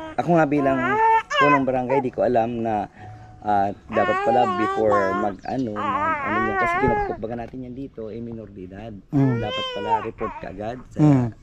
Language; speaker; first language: Filipino; native; Filipino